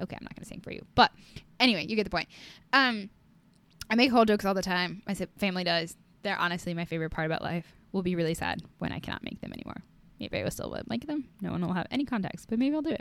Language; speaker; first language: English; native; English